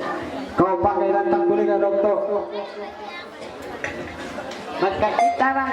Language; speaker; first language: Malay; non-native, local second language; Tausug